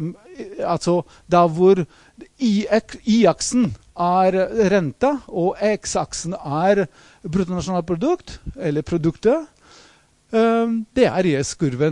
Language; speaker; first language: Norwegian; non-native, fluent; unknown